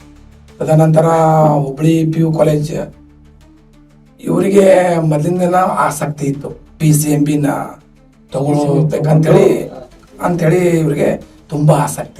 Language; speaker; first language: Kannada; non-native, local second language; Urdu